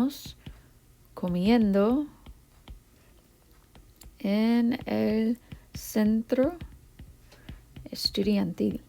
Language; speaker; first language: Spanish; non-native, fluent; English